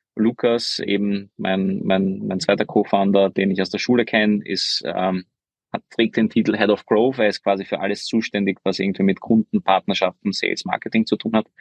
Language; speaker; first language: German; early bilingual, other home language; Hungarian